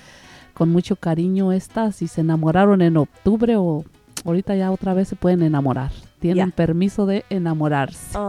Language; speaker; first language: Spanish; native; Spanish